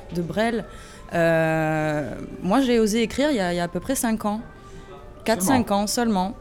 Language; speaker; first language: French; native; French